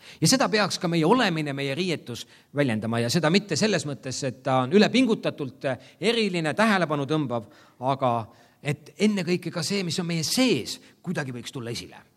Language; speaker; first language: Estonian; native; Estonian